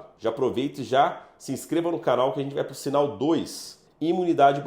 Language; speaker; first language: Portuguese; native; Portuguese